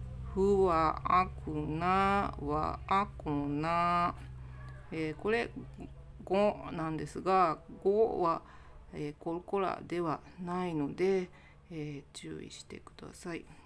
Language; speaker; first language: Japanese; non-native, fluent; Indonesian